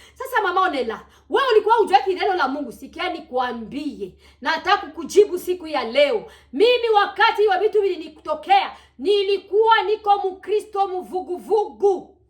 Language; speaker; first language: Swahili; native; Swahili